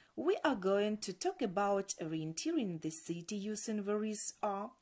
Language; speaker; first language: English; non-native, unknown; Ukrainian